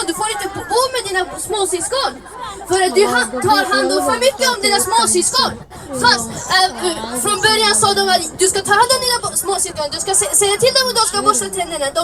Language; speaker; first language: Swedish; early bilingual, other home language; Somali